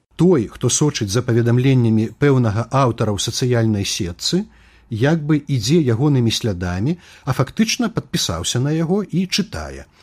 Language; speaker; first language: Belarusian; native; Belarusian